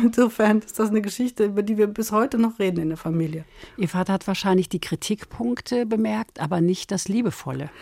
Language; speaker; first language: German; native; German